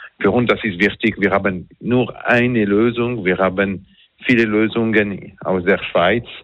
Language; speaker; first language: German; non-native, learner; French